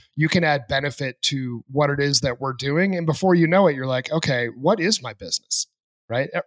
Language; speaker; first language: English; native; English